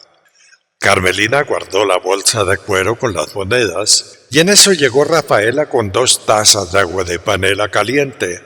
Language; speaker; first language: Spanish; native; Spanish